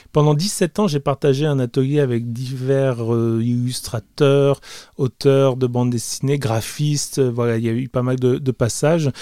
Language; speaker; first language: French; native; French